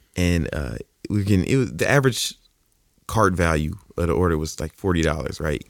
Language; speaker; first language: English; native; English